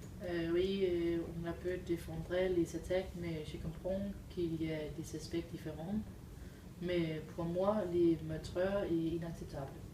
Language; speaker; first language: French; non-native, learner; Danish